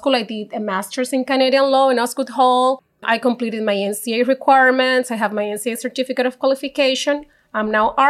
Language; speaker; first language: English; non-native, fluent; Spanish